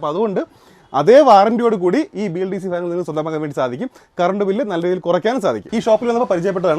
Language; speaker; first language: Malayalam; native; Malayalam